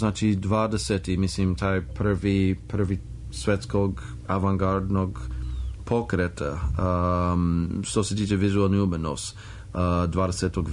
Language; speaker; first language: Serbian; non-native, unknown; English